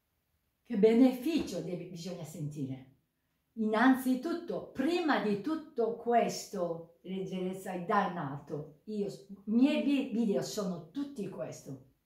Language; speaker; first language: Italian; non-native, learner; Japanese